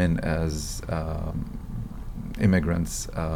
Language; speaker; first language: English; non-native, fluent; Arabic